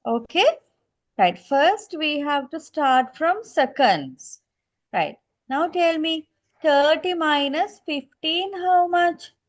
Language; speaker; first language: English; non-native, local second language; Sinhala